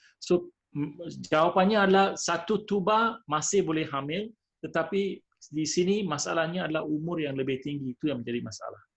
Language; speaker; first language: Malay; non-native, local second language; Tamil